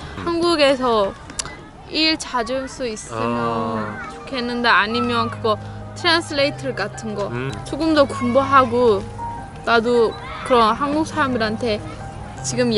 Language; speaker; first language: Korean; non-native, learner; Turkish